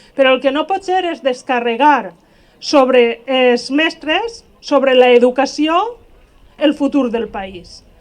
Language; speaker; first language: Catalan; native; Catalan